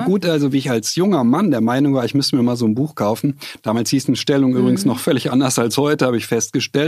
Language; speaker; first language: German; native; German